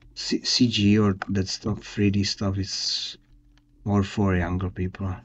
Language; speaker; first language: English; non-native, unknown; Czech